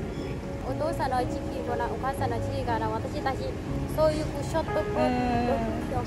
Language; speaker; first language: Japanese; non-native, learner; Burmese